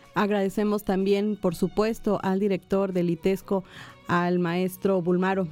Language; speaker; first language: Spanish; native; Spanish